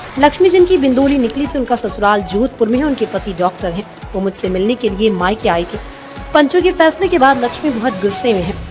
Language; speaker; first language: Hindi; native; Hindi